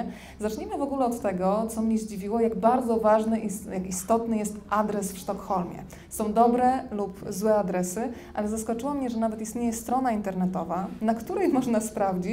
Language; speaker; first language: Polish; native; Polish